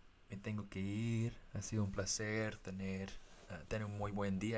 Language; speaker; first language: Spanish; non-native, fluent; English